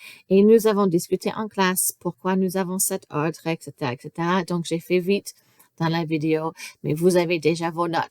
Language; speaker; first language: French; non-native, fluent; English